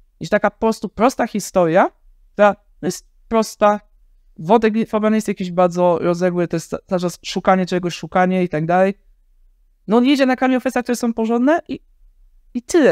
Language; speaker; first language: Polish; native; Polish